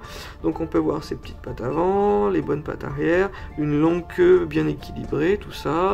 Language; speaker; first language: French; native; French